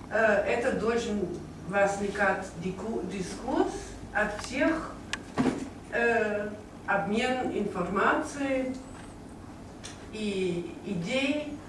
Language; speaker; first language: Russian; non-native, learner; German